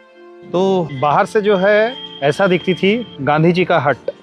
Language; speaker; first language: Hindi; non-native, local second language; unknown